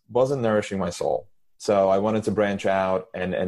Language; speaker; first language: English; non-native, fluent; Turkish